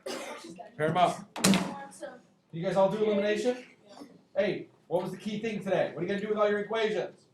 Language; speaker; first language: English; native; English